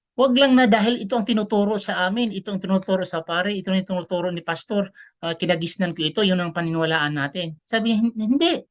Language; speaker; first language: Filipino; non-native, local second language; Cebuano